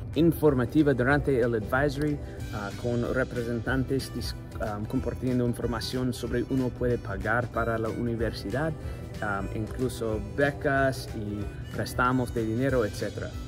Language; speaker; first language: Spanish; non-native, fluent; English